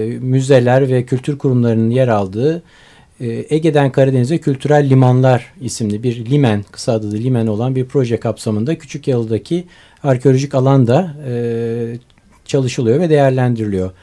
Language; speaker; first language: Turkish; native; Turkish